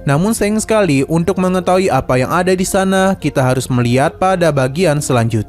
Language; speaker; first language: Indonesian; native; Indonesian